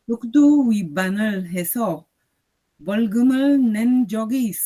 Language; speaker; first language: Korean; non-native, learner; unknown